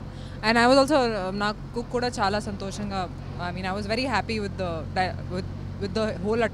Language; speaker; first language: Telugu; non-native, fluent; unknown